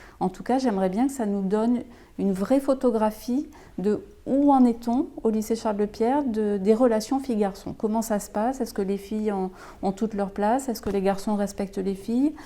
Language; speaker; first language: French; native; French